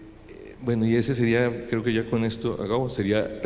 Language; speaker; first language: Spanish; native; Spanish